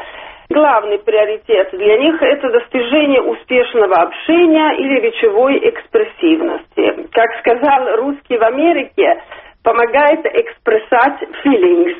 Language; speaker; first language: Russian; non-native, fluent; Italian